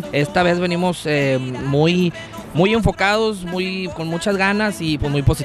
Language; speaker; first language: Spanish; native; Spanish